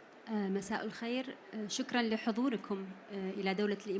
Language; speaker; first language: Arabic; native; Arabic